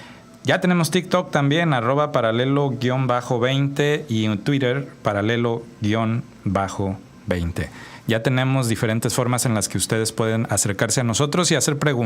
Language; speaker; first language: Spanish; native; Spanish